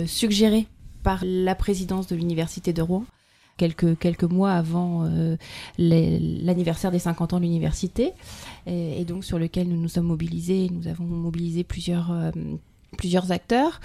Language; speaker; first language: French; native; French